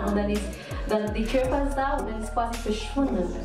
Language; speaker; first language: German; non-native, learner; Cantonese